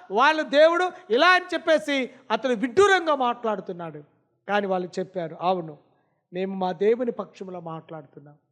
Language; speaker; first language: Telugu; non-native, local second language; Lambadi